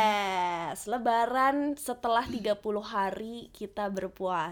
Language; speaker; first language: Indonesian; native; Indonesian